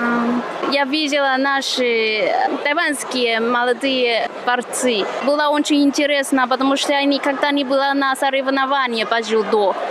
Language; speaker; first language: Russian; non-native, learner; Chinese